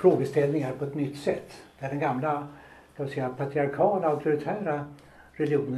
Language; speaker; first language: Swedish; native; Swedish